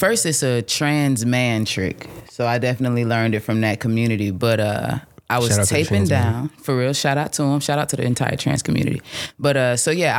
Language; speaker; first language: English; native; English